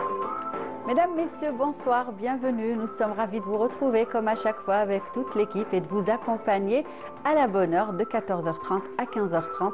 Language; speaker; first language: French; non-native, local second language; Arabic